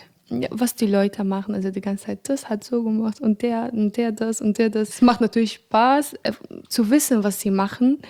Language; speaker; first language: German; non-native, fluent; Arabic